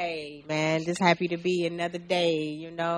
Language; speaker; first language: English; native; English